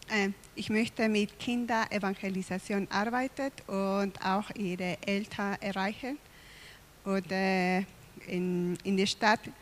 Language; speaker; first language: German; non-native, fluent; Spanish